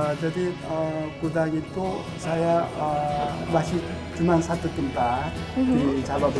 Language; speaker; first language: Indonesian; non-native, learner; Korean